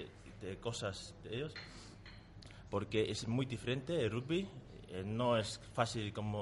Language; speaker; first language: Spanish; non-native, learner; Tongan